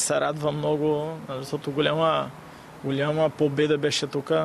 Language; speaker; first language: Bulgarian; non-native, learner; Portuguese